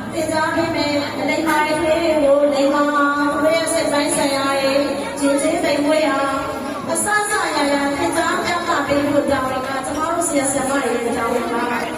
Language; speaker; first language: Burmese; native; Burmese